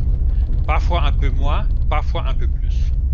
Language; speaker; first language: French; native; French